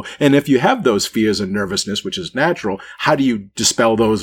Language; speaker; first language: English; native; English